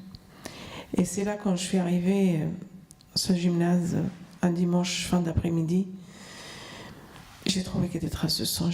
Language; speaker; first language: French; non-native, fluent; Arabic